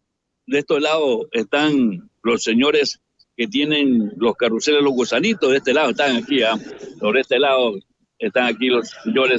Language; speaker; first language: Spanish; native; Spanish